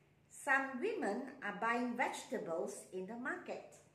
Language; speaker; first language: English; non-native, local second language; Malay